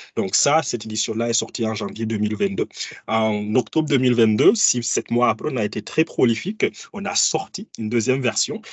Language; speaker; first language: French; native; French